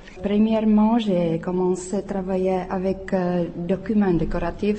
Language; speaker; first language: French; non-native, learner; Czech